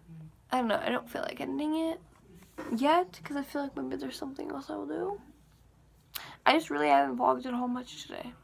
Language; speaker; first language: English; native; English